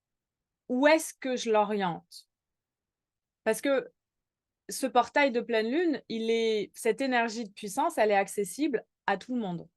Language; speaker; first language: French; native; French